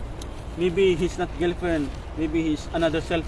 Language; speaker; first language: English; non-native, learner; Filipino